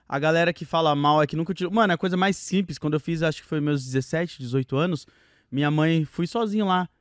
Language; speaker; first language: Portuguese; native; Portuguese